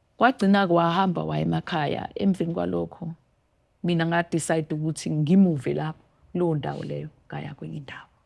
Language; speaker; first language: Zulu; native; Zulu